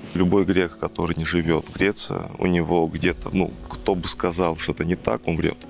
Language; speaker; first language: Russian; non-native, fluent; Greek